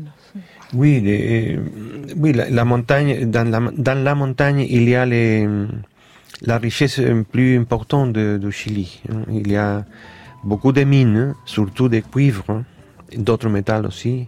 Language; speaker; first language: French; non-native, fluent; Spanish